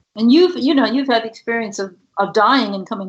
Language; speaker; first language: English; native; English